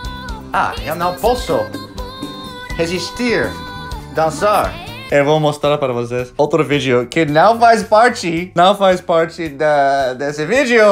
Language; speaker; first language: Portuguese; non-native, fluent; English